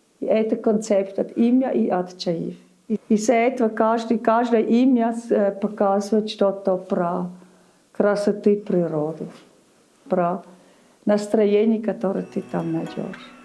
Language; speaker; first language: Russian; non-native, learner; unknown